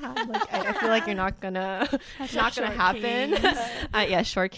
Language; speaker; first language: English; native; English